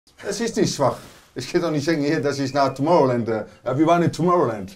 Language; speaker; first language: German; non-native, learner; Dutch